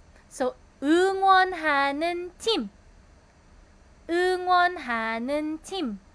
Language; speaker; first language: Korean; non-native, fluent; Filipino